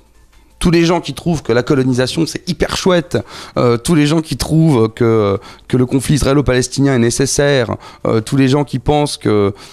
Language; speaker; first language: French; native; French